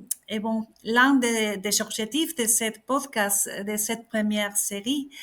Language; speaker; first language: French; non-native, fluent; Spanish